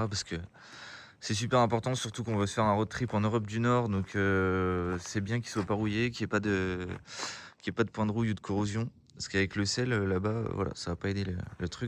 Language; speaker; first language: French; native; French